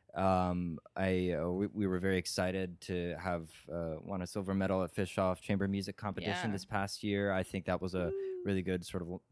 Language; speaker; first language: English; native; English